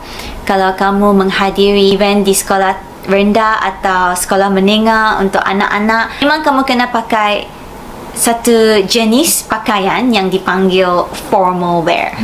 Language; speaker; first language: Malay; non-native, fluent; Japanese